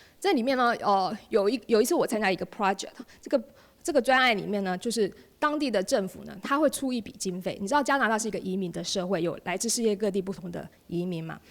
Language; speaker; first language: Chinese; native; Chinese